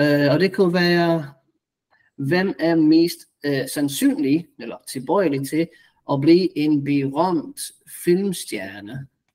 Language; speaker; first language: Danish; non-native, fluent; English